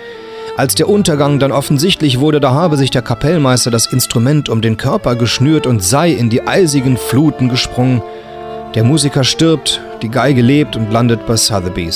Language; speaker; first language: German; native; German